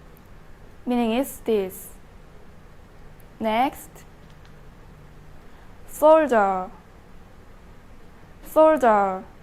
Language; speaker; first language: English; non-native, learner; Indonesian